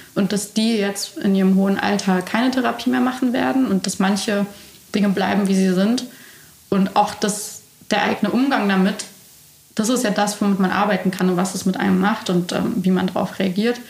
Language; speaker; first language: German; native; German